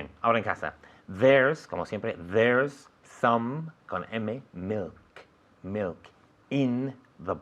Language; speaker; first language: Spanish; non-native, fluent; English